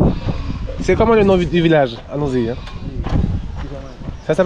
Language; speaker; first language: French; non-native, learner; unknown